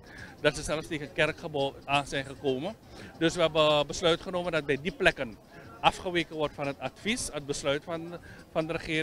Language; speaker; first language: Dutch; native; Dutch